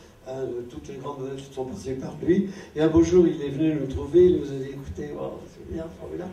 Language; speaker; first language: French; native; French